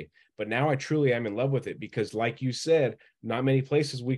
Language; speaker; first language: English; native; English